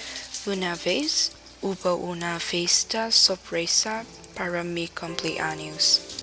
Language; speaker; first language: Spanish; non-native, learner; Chinese